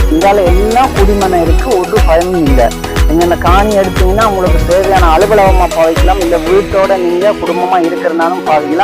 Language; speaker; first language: Tamil; native; Tamil